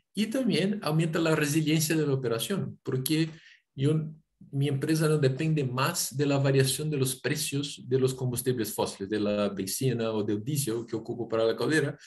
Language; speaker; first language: Spanish; non-native, fluent; Portuguese